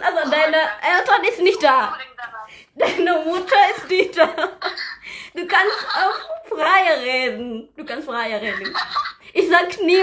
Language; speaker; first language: German; non-native, learner; Indonesian